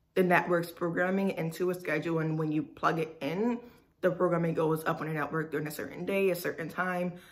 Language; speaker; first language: English; native; English